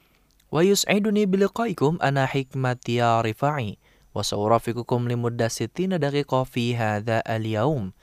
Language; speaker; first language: Arabic; non-native, fluent; Indonesian